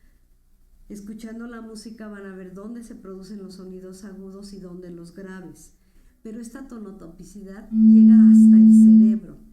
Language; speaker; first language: Spanish; native; Spanish